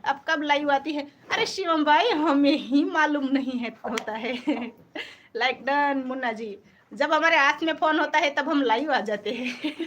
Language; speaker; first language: Hindi; non-native, local second language; Gujarati